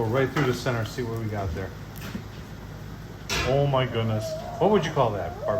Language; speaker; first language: English; native; English